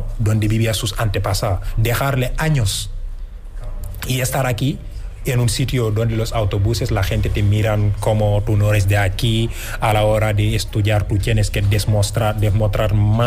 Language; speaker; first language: Spanish; non-native, fluent; Wolof